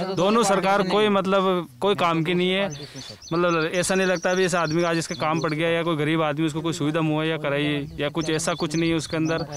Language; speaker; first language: Hindi; native; Hindi